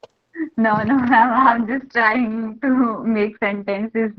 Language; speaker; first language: English; non-native, learner; Hindi